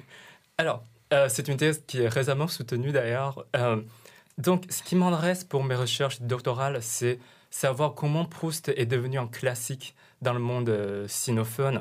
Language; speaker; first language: French; non-native, fluent; Chinese